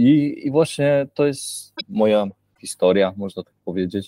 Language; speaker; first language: Polish; early bilingual, heritage; Polish